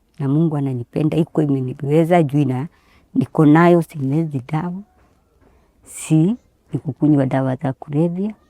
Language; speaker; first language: Swahili; native; Swahili